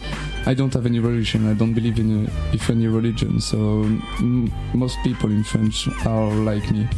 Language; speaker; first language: English; non-native, learner; French